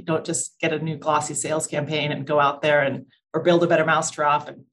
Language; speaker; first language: English; native; English